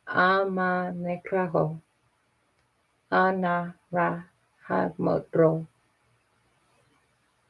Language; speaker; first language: Spanish; non-native, learner; English